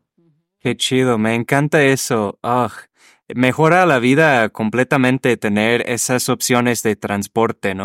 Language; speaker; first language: Spanish; non-native, fluent; English